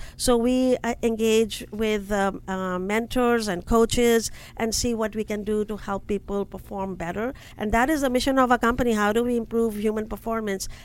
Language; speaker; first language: English; non-native, local second language; Hindi